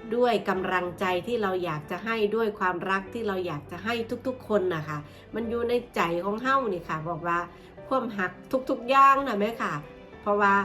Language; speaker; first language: Thai; native; Thai